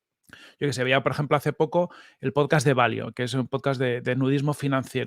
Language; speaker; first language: Spanish; native; Spanish